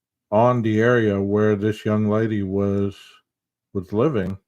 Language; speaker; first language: English; native; English